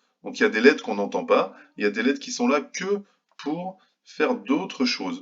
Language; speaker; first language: French; native; French